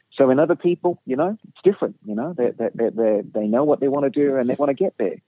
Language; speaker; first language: English; native; English